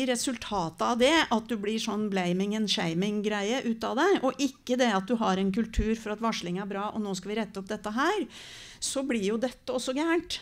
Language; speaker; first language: Norwegian; native; Norwegian